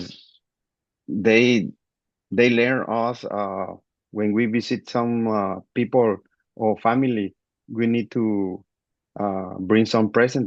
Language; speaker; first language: English; non-native, learner; Spanish